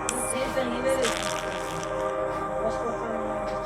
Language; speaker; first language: Turkish; native; Turkish